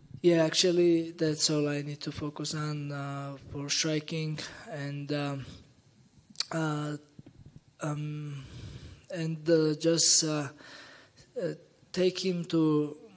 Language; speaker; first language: English; non-native, learner; Georgian